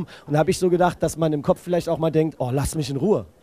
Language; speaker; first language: German; native; German